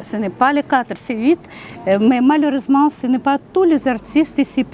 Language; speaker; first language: French; non-native, fluent; Russian